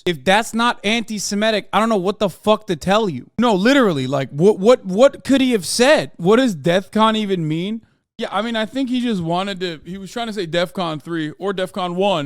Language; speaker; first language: English; native; English